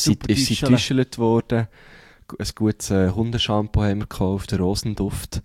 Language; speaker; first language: German; native; German